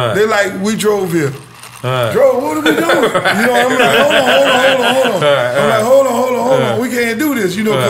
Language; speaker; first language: English; native; English